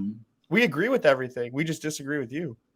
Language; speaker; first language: English; native; English